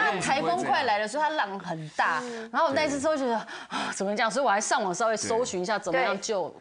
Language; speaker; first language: Chinese; native; Chinese